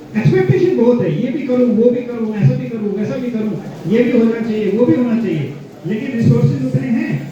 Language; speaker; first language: Hindi; non-native, local second language; Gujarati